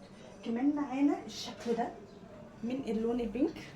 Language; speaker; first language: Arabic; native; Arabic